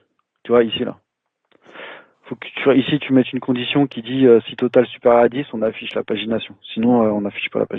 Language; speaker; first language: French; native; French